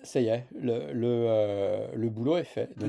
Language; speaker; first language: French; native; French